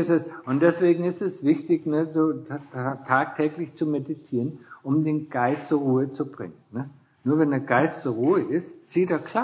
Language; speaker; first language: German; non-native, fluent; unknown